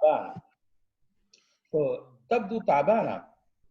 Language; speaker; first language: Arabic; non-native, fluent; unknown